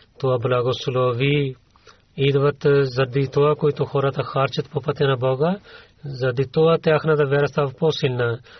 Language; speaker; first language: Bulgarian; non-native, learner; Urdu